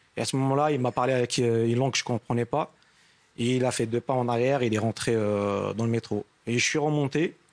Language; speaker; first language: French; non-native, local second language; Arabic